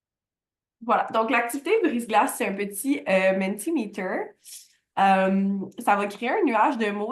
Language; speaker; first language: French; native; French